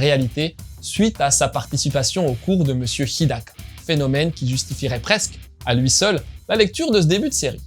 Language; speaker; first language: French; native; French